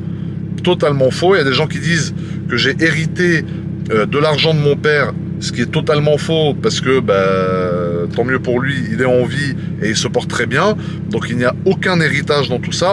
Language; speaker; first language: French; native; French